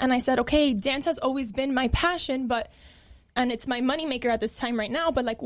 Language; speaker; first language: English; native; English